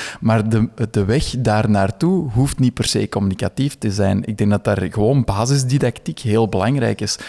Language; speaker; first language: Dutch; native; Dutch